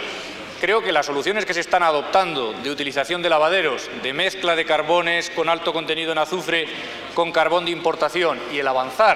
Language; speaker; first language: Spanish; native; Spanish